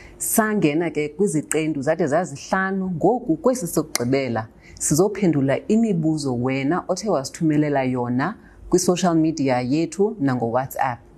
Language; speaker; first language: Xhosa; native; Xhosa